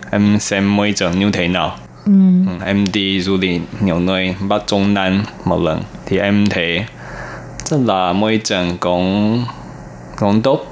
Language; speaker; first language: Vietnamese; non-native, learner; Chinese